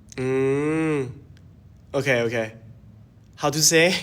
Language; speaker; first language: English; non-native, learner; Thai